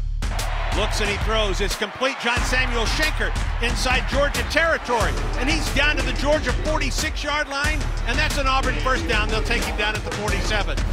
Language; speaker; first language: English; native; English